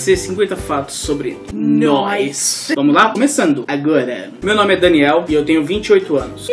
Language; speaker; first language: Portuguese; native; Portuguese